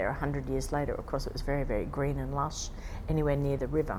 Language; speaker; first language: English; native; English